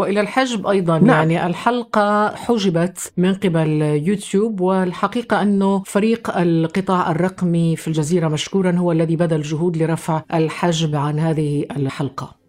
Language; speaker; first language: Arabic; native; Arabic